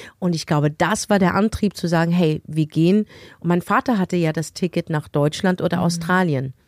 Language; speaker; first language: German; early bilingual, other home language; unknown